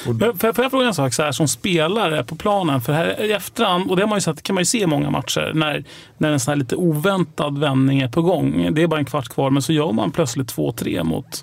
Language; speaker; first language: Swedish; native; Swedish